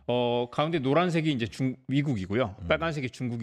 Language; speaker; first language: Korean; native; Korean